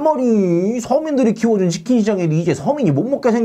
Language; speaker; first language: Korean; native; Korean